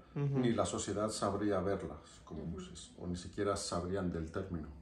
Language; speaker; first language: Spanish; native; Spanish